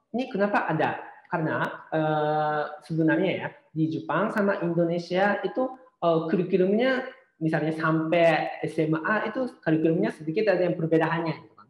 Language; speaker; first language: Indonesian; non-native, fluent; Japanese